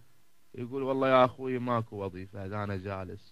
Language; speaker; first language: Arabic; native; Arabic